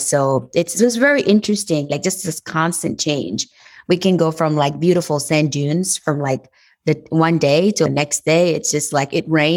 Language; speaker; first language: English; non-native, fluent; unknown